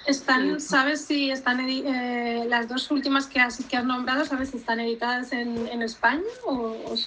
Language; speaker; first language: Spanish; native; Spanish